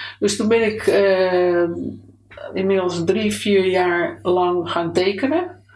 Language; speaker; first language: Dutch; native; Dutch